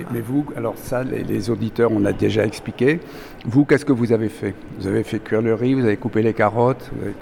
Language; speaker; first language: French; native; French